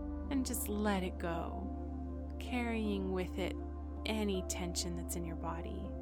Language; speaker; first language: English; native; English